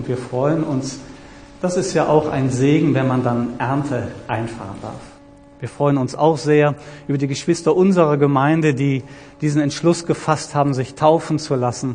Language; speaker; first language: German; native; German